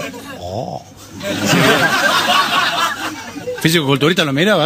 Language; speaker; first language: Spanish; native; Spanish